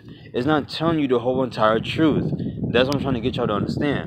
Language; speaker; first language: English; native; English